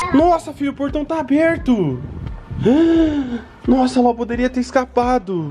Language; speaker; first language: Portuguese; native; Portuguese